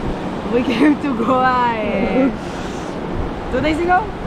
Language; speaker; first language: English; non-native, fluent; Hebrew